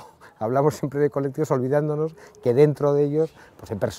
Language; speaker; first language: Spanish; native; Spanish